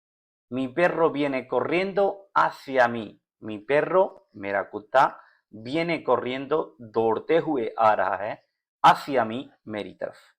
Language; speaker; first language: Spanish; non-native, fluent; Urdu